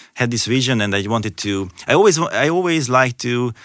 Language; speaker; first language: English; non-native, fluent; Hungarian